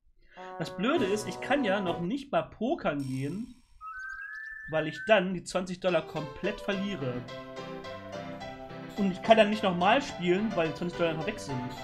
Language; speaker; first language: German; native; German